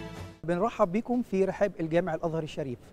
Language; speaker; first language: Arabic; native; Arabic